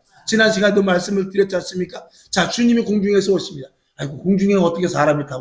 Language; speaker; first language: Korean; native; Korean